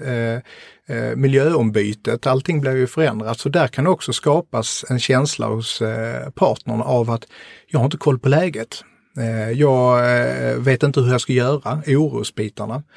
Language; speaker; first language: Swedish; native; Swedish